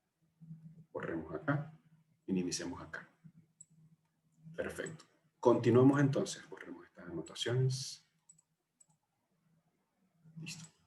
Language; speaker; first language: Spanish; native; Spanish